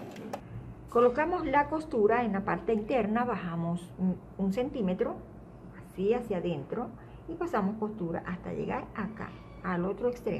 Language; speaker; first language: Spanish; native; Spanish